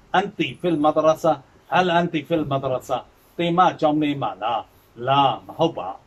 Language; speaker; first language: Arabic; non-native, fluent; Burmese